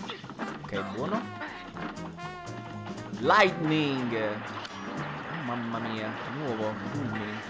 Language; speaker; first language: Italian; native; Italian